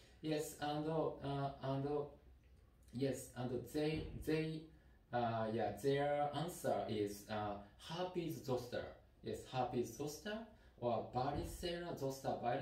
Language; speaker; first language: English; non-native, learner; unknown